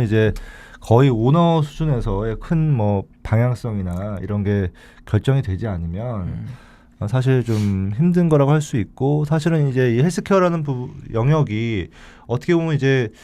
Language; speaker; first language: Korean; native; Korean